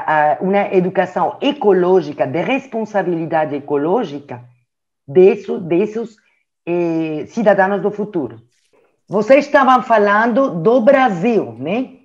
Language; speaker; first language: Portuguese; non-native, learner; French